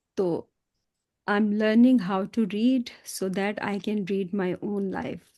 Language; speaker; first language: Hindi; native; Hindi